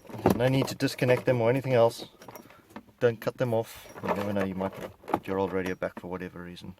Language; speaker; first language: English; native; English